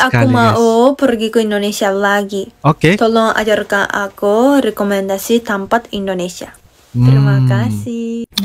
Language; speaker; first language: Indonesian; non-native, learner; Japanese